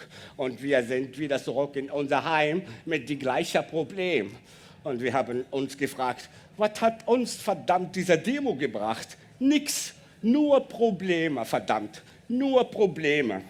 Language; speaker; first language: German; non-native, learner; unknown